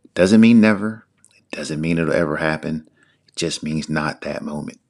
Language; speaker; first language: English; native; English